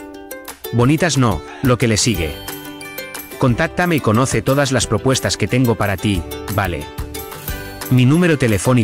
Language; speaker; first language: Spanish; native; Spanish